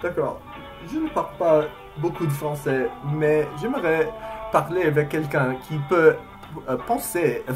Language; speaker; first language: French; non-native, learner; English